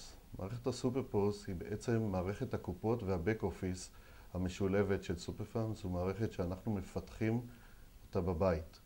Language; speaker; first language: Hebrew; native; Hebrew